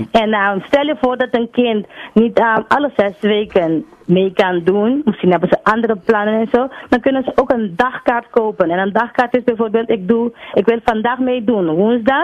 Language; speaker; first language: Dutch; non-native, local second language; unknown